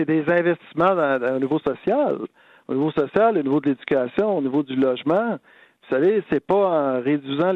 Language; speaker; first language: French; native; French